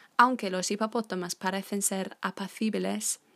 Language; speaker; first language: Spanish; non-native, fluent; English